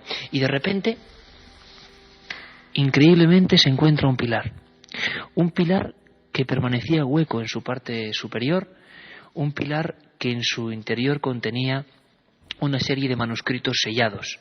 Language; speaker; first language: Spanish; native; Spanish